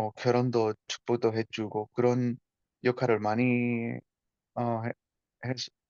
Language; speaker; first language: Korean; non-native, fluent; Spanish